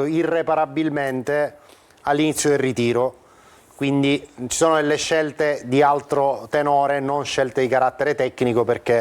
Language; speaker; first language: Italian; native; Italian